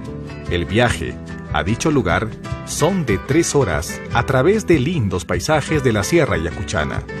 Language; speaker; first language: Spanish; native; Spanish